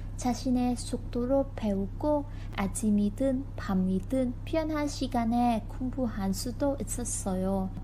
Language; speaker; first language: Korean; non-native, learner; Vietnamese